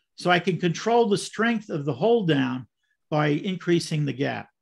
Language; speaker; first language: English; native; English